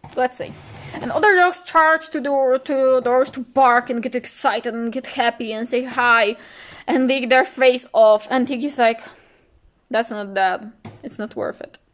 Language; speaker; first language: English; non-native, fluent; Polish